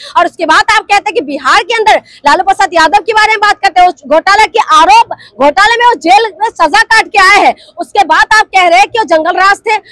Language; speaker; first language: Hindi; non-native, local second language; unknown